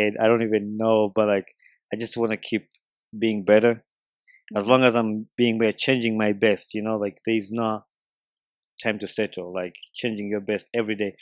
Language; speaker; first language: English; non-native, local second language; Ganda